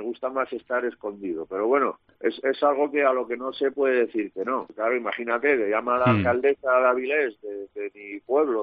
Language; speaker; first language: Spanish; native; Spanish